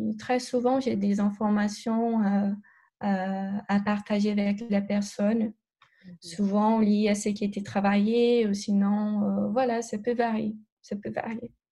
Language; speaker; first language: French; non-native, fluent; Portuguese